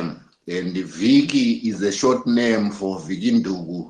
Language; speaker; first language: English; non-native, local second language; North Ndebele